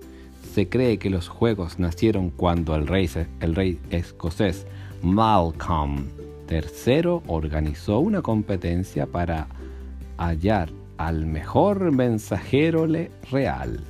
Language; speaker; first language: Spanish; native; Spanish